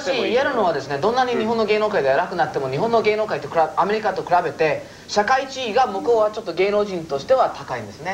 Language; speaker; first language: Japanese; non-native, fluent; English